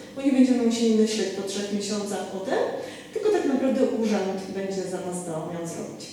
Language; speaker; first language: Polish; native; Polish